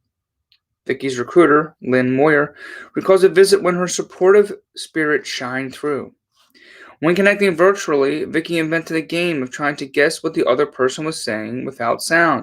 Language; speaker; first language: English; native; English